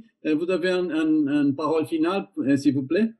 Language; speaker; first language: French; non-native, learner; Portuguese